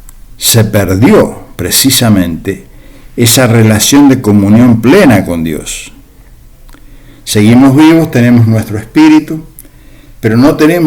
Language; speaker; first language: Spanish; native; Spanish